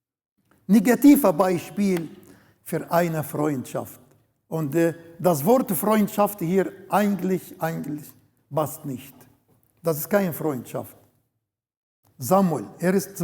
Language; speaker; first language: German; non-native, learner; Arabic